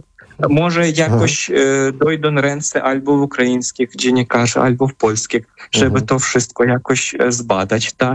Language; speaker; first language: Polish; non-native, fluent; Ukrainian